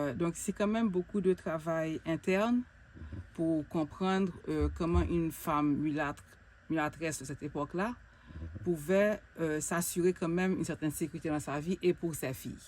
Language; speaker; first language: French; non-native, local second language; Haitian Creole